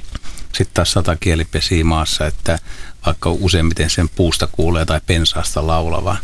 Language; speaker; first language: Finnish; native; Finnish